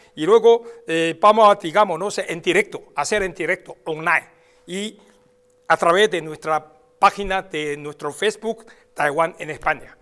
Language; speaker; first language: Spanish; non-native, fluent; Chinese